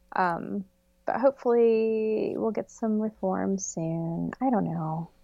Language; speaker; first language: English; native; English